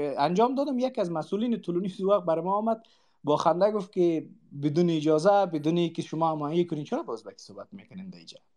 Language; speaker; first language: Persian; non-native, local second language; Uzbek